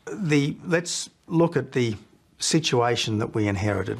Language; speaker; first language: English; native; English